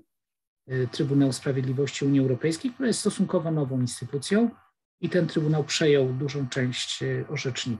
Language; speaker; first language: Polish; native; Polish